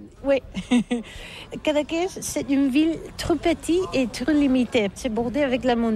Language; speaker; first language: French; non-native, learner; Catalan